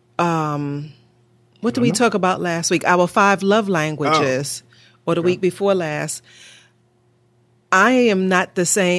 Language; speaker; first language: English; native; English